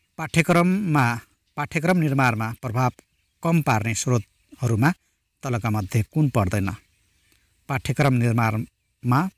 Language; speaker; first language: Nepali; non-native, local second language; Rana Tharu